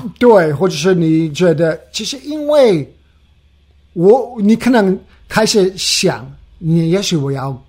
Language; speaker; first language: Chinese; non-native, fluent; English